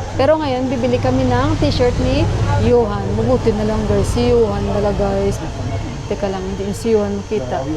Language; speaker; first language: Filipino; native; Filipino